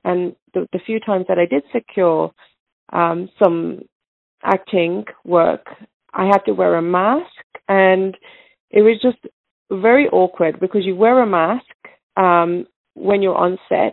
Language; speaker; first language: English; native; English